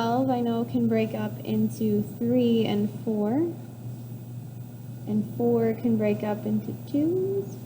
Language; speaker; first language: English; native; English